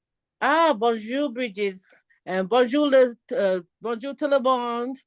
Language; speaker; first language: French; non-native, learner; Akan